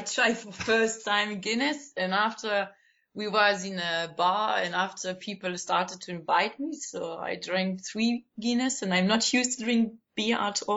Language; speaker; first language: English; non-native, fluent; Spanish